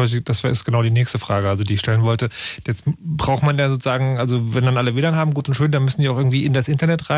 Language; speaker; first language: German; native; German